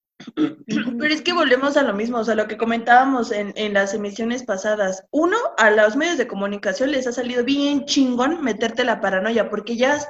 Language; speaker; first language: Spanish; native; Spanish